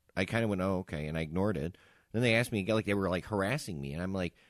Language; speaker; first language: English; early bilingual, other home language; Italian